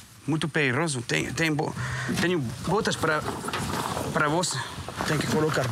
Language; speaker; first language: Portuguese; non-native, learner; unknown